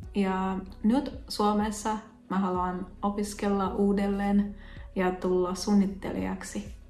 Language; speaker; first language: Finnish; non-native, learner; Russian